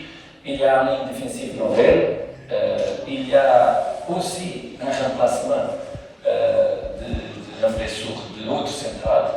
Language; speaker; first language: French; non-native, fluent; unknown